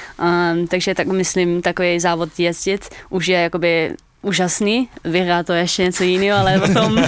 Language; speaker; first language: Czech; early bilingual, heritage; Dutch